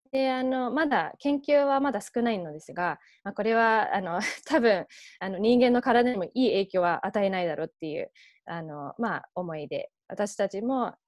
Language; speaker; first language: Japanese; early bilingual, heritage; Japanese